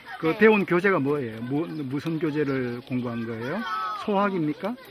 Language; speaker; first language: Korean; native; Korean